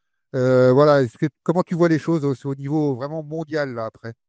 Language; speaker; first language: French; native; French